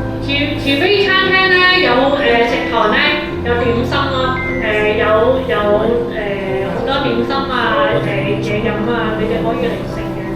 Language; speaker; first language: Cantonese; native; Cantonese